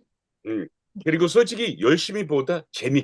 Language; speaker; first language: Korean; non-native, learner; English